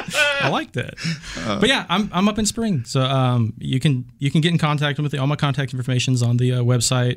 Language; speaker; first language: English; native; English